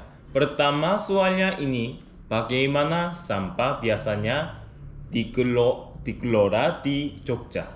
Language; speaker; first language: Indonesian; non-native, learner; Korean